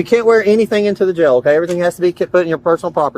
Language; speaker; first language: English; native; English